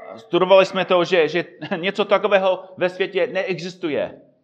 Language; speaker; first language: Czech; non-native, fluent; English